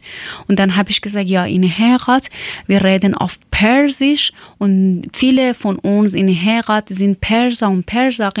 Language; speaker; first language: German; non-native, learner; Persian